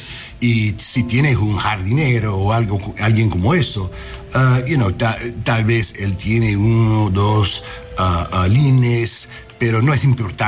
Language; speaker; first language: Spanish; non-native, learner; English